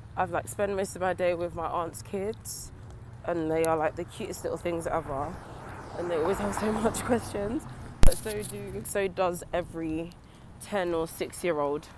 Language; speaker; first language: English; native; English